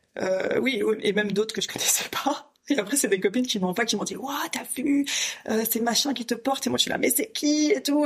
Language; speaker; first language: French; native; French